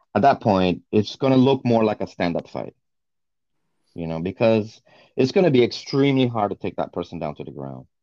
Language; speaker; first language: English; non-native, fluent; Portuguese